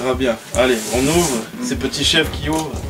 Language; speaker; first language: French; native; French